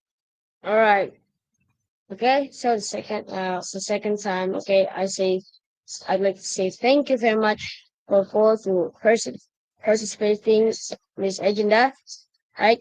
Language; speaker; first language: English; non-native, learner; Indonesian